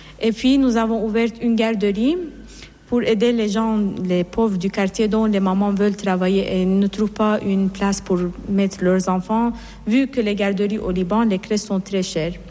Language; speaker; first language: French; non-native, fluent; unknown